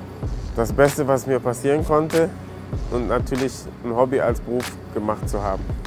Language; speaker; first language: German; early bilingual, other home language; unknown